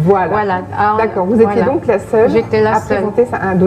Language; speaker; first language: French; native; French